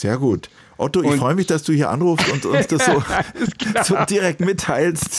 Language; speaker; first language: German; native; German